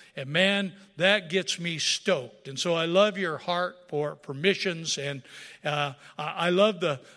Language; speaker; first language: English; native; English